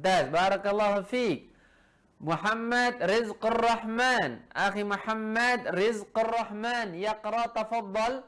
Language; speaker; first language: Arabic; non-native, fluent; Indonesian